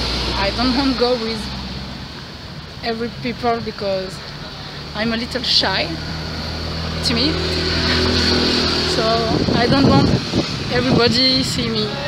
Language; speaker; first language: English; non-native, learner; French